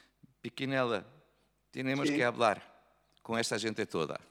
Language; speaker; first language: Spanish; non-native, learner; Portuguese